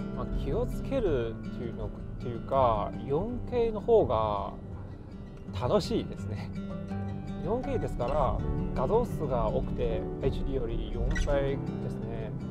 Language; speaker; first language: Japanese; non-native, fluent; Chinese